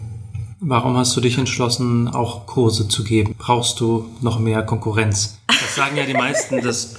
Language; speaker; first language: German; native; German